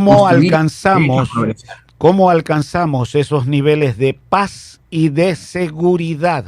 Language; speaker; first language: Spanish; native; Spanish